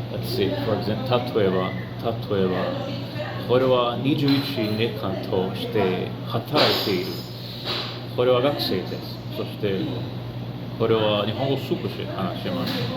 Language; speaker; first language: Japanese; non-native, learner; Portuguese